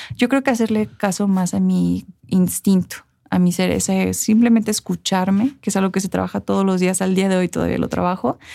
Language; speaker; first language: Spanish; early bilingual, heritage; Spanish